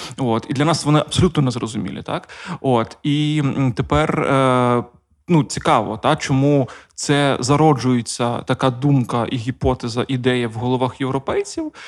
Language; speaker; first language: Ukrainian; non-native, local second language; Russian